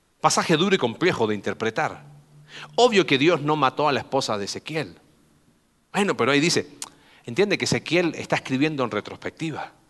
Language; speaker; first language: Spanish; native; Spanish